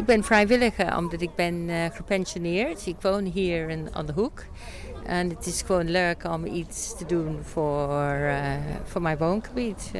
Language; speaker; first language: Dutch; non-native, fluent; English